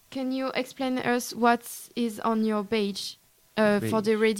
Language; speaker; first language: English; non-native, learner; French